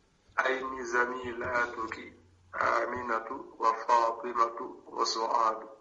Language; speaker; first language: Arabic; non-native, learner; French